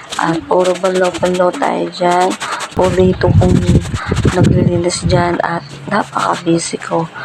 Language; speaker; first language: Filipino; non-native, local second language; Pampanga